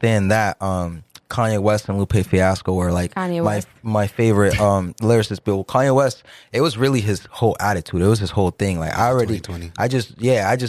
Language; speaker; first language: English; early bilingual, other home language; Spanish